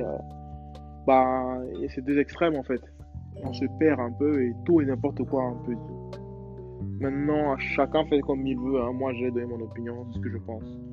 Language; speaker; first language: French; native; French